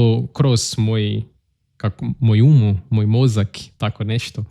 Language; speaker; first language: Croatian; non-native, learner; Portuguese